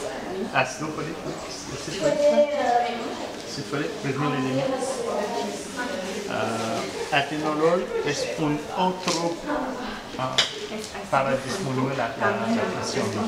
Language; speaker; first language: Spanish; non-native, learner; French